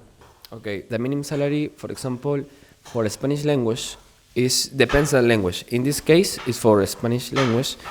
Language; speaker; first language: English; non-native, learner; Spanish